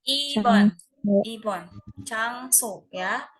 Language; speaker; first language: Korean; non-native, fluent; Indonesian